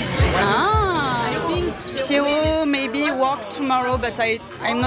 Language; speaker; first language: English; non-native, learner; French